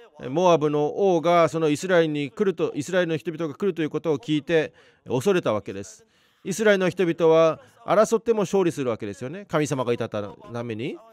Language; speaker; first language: Japanese; non-native, fluent; Korean